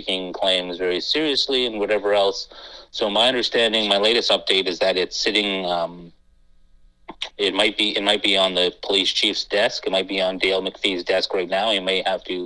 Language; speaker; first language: English; native; English